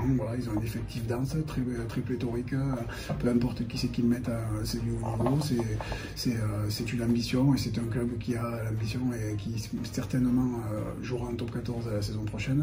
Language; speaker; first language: French; native; French